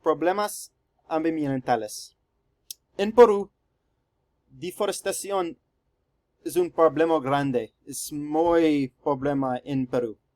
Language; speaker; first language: Spanish; non-native, learner; English